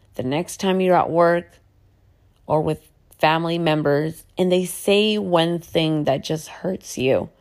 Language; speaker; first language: English; early bilingual, other home language; Spanish